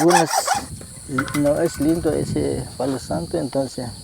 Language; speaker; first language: Spanish; non-native, local second language; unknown